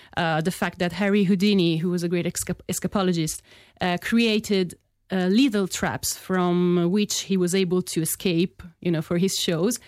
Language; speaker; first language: English; non-native, fluent; Italian